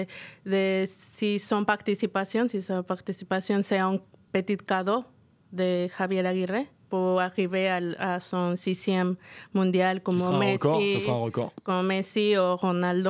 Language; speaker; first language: French; non-native, fluent; Spanish